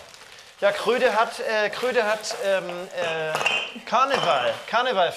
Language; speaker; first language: German; native; German